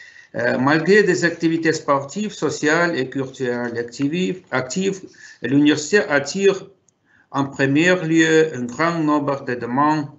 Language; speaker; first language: French; non-native, fluent; Russian